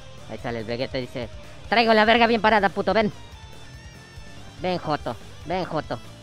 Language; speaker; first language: Spanish; early bilingual, heritage; Spanish